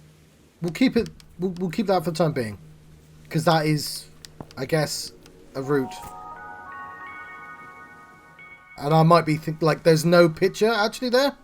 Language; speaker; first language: English; native; English